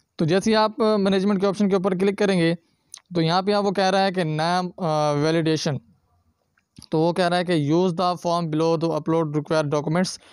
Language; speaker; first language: Urdu; non-native, local second language; Punjabi